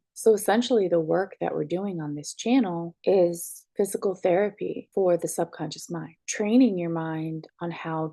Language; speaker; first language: English; native; English